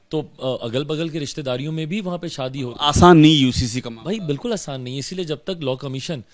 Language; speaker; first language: Hindi; native; Hindi